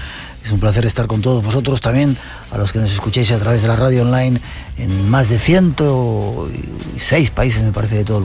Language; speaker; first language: Spanish; native; Spanish